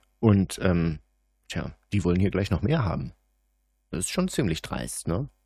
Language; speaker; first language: German; native; German